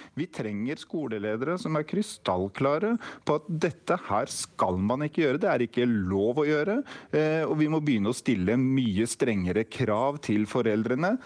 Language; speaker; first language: Norwegian; native; Norwegian